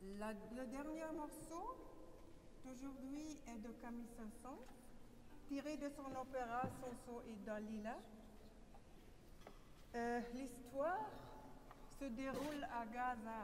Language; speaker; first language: French; non-native, fluent; German